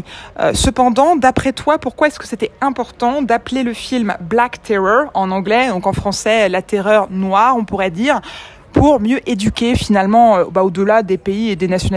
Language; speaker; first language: French; native; French